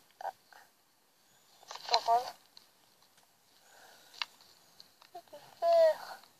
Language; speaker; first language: French; early bilingual, other home language; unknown